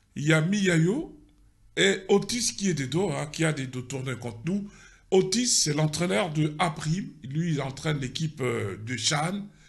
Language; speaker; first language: French; non-native, local second language; Lingala